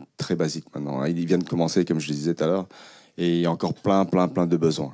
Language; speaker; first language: French; early bilingual, other home language; Khmer